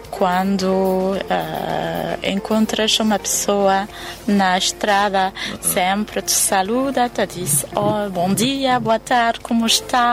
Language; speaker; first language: Portuguese; non-native, fluent; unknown